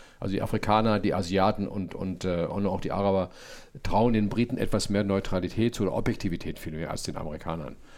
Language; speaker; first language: German; native; German